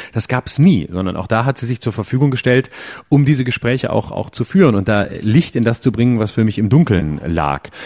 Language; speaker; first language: German; native; German